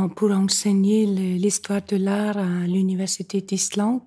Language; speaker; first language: French; non-native, fluent; Icelandic